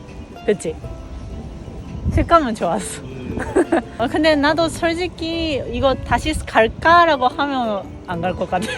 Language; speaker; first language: Korean; non-native, fluent; Japanese